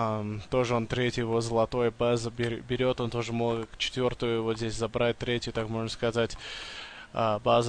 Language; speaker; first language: Russian; early bilingual, heritage; English